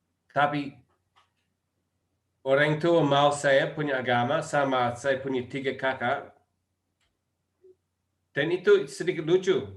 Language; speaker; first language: Indonesian; non-native, learner; English